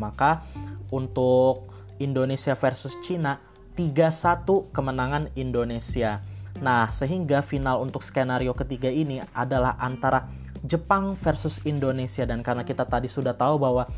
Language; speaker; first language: Indonesian; native; Indonesian